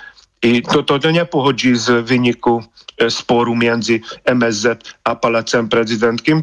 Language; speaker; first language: Polish; non-native, fluent; Hungarian